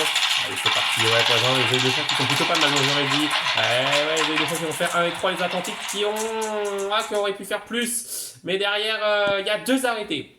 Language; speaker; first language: French; native; French